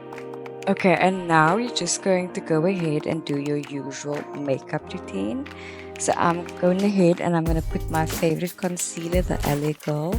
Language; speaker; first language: English; native; English